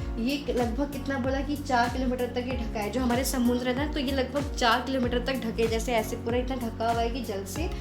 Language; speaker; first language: Hindi; native; Hindi